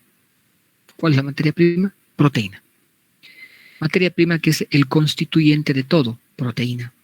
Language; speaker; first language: Spanish; native; Spanish